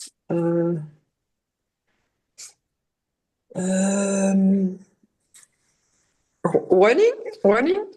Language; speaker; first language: English; non-native, learner; French